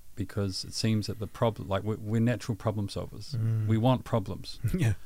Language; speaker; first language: English; native; English